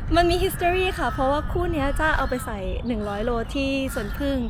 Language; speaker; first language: Thai; early bilingual, other home language; Italian